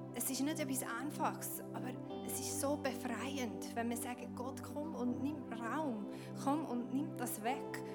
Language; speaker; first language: German; non-native, fluent; English